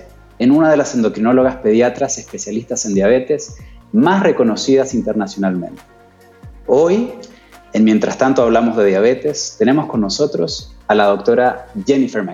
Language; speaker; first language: Spanish; native; Spanish